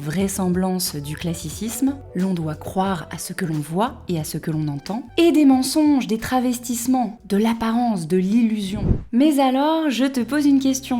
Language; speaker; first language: French; native; French